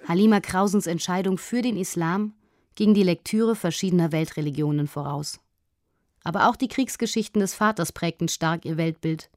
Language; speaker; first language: German; native; German